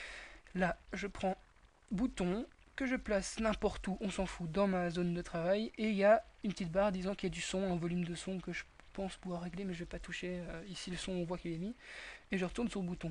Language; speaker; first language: French; native; French